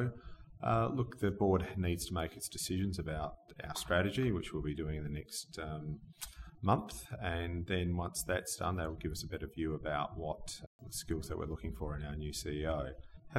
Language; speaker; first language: English; native; English